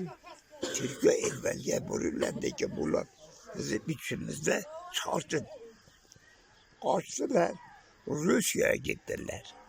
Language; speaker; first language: Turkish; non-native, local second language; Kurdish